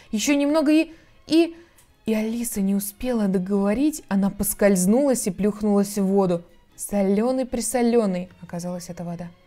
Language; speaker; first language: Russian; native; Russian